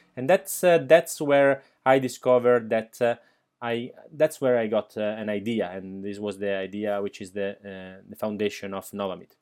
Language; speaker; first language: English; non-native, fluent; Italian